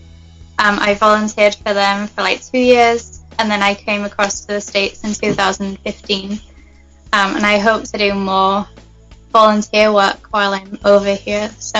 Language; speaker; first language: English; native; English